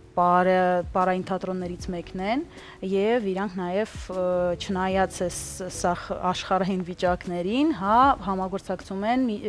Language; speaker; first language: Armenian; early bilingual, heritage; Armenian